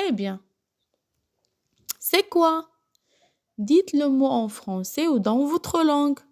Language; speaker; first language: French; non-native, local second language; Arabic